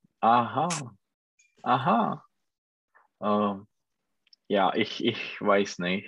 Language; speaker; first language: German; non-native, learner; Czech